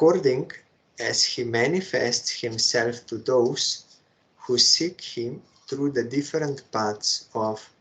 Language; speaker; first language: English; non-native, fluent; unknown